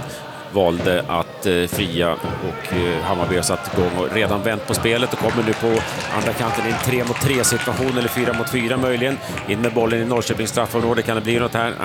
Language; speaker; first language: Swedish; native; Swedish